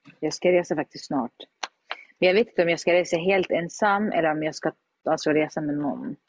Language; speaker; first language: Swedish; early bilingual, other home language; Arabic